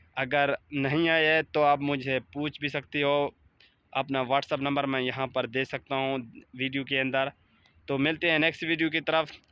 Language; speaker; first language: Urdu; non-native, local second language; Baluchi